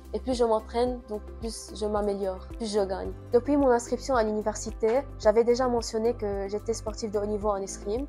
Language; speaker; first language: French; non-native, local second language; Arabic